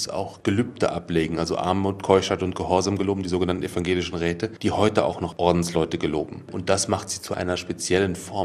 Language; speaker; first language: German; native; German